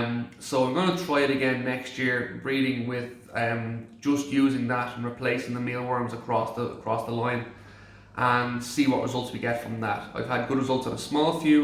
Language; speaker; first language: English; native; English